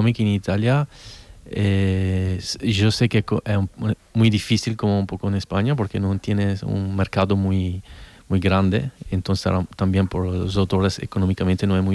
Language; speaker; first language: Spanish; non-native, learner; Italian